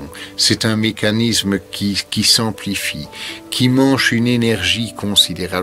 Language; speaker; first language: French; native; French